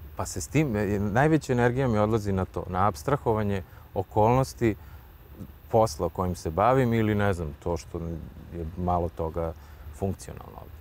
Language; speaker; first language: Serbian; native; Serbian